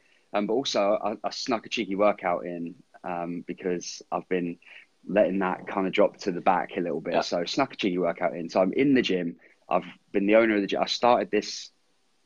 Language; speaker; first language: English; native; English